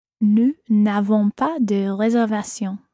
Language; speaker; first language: French; non-native, learner; English